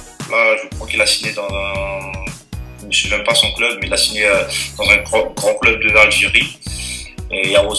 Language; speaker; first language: French; non-native, local second language; Malagasy